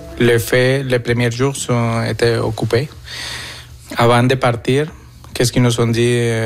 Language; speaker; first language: French; non-native, fluent; Spanish